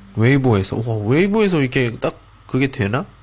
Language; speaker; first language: Korean; native; Korean